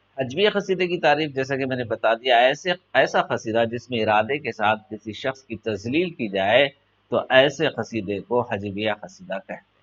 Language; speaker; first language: Urdu; native; Urdu